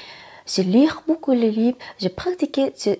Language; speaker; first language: French; non-native, learner; Thai